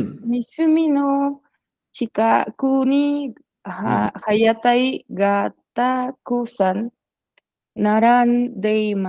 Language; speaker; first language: Japanese; non-native, learner; Spanish